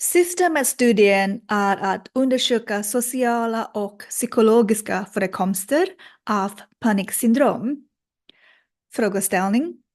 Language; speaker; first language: Swedish; non-native, learner; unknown